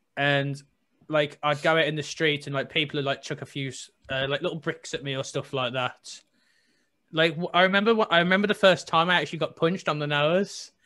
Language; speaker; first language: English; native; English